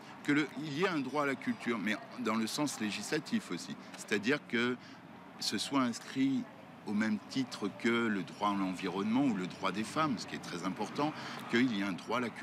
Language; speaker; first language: French; native; French